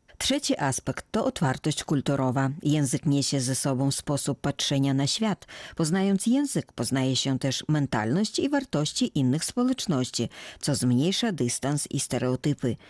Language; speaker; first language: Polish; native; Polish